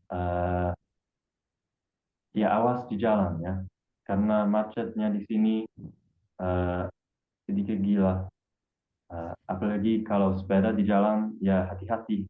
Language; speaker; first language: Indonesian; non-native, fluent; English